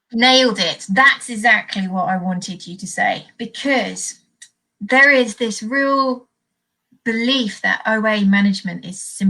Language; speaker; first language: English; native; English